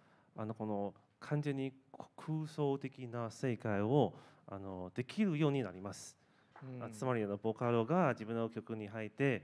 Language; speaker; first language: Japanese; non-native, learner; Chinese